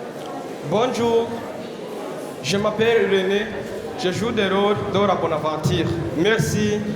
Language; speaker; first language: French; non-native, learner; Kinyarwanda